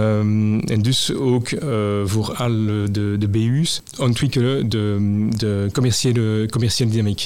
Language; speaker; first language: Dutch; non-native, local second language; French